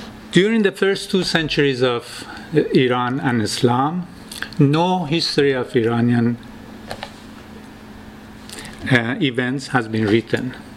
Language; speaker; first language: English; non-native, fluent; Persian